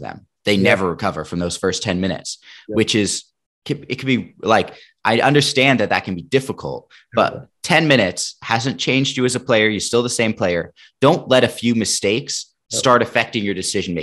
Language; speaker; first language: English; native; English